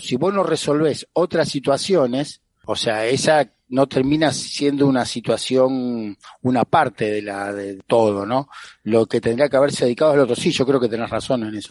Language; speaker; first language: Spanish; native; Spanish